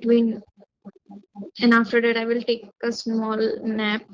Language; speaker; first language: English; non-native, learner; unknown